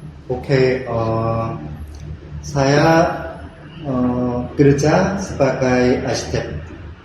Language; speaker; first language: Indonesian; non-native, learner; Korean